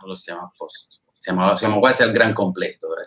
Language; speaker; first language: Italian; native; Italian